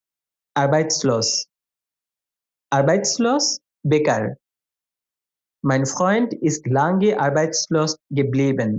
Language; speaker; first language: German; non-native, fluent; Bangla